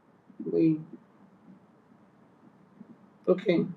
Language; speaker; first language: French; non-native, learner; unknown